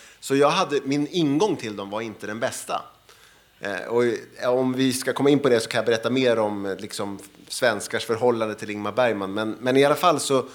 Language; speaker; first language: Swedish; native; Swedish